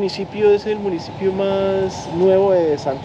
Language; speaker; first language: Spanish; native; Spanish